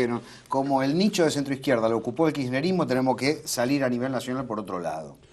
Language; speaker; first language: Spanish; native; Spanish